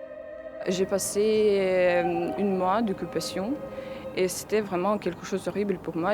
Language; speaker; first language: French; non-native, fluent; Ukrainian